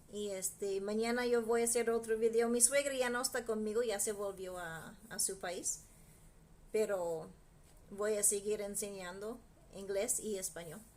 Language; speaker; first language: Spanish; non-native, fluent; English